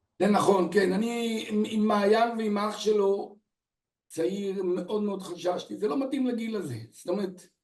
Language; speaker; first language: Hebrew; native; Hebrew